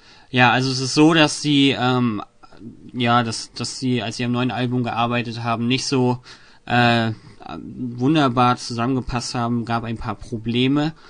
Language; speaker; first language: German; native; German